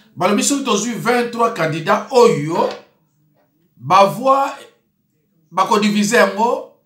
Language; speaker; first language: Lingala; non-native, local second language; Kongo